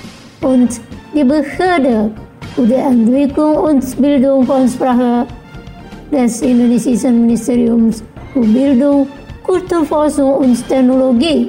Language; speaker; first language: German; non-native, learner; Indonesian